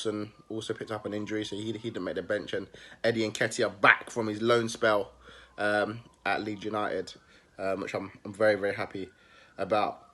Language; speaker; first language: English; native; English